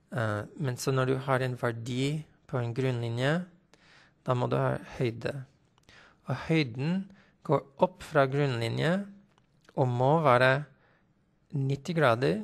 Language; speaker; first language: Norwegian; non-native, fluent; English